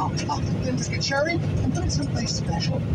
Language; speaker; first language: English; native; English